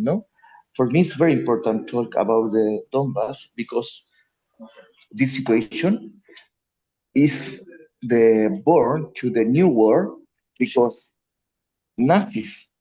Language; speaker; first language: English; non-native, learner; Spanish